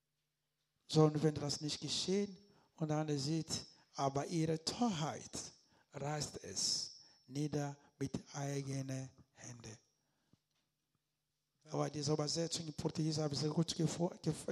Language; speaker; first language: German; non-native, learner; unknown